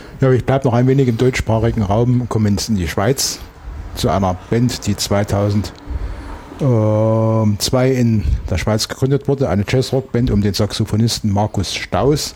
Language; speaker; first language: German; native; German